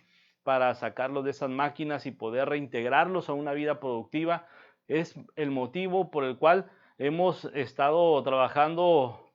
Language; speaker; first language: Spanish; native; Spanish